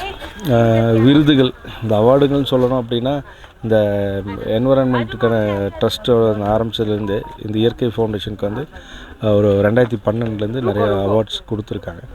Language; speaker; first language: Tamil; native; Tamil